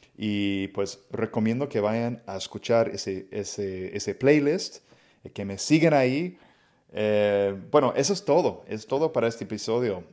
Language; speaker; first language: Spanish; non-native, fluent; English